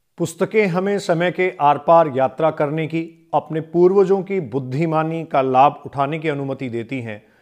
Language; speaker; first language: Hindi; native; Hindi